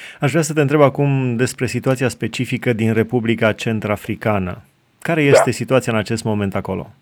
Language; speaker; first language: Romanian; native; Romanian